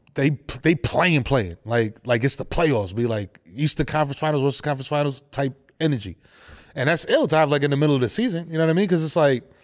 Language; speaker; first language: English; native; English